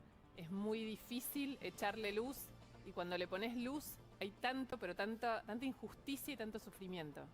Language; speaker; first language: Spanish; native; Spanish